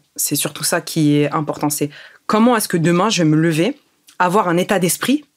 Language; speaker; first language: French; early bilingual, other home language; Arabic